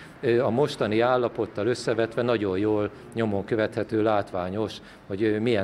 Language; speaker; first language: Hungarian; native; Hungarian